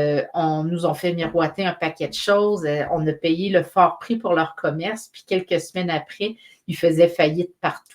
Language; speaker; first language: French; native; French